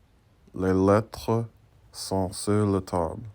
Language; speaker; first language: French; non-native, learner; English